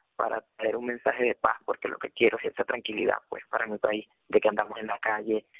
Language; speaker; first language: Spanish; native; Spanish